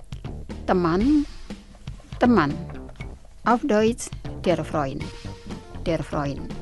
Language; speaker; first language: German; non-native, fluent; Indonesian